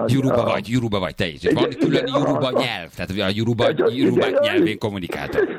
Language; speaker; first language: Hungarian; native; Hungarian